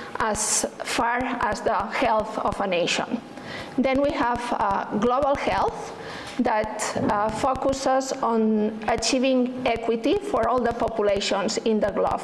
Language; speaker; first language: English; non-native, fluent; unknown